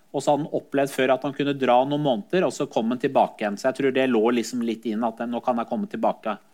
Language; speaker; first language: Norwegian; early bilingual, other home language; Persian